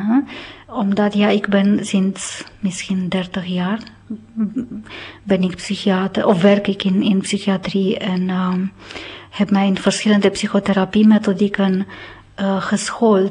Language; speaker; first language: Dutch; non-native, fluent; Romanian